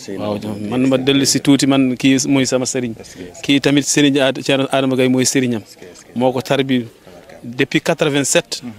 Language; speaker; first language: Wolof; non-native, local second language; Fula